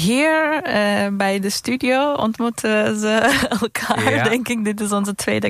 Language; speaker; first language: Dutch; non-native, learner; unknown